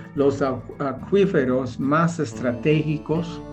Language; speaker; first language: Spanish; non-native, fluent; English